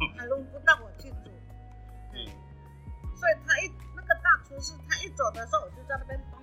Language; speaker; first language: Chinese; non-native, local second language; Amis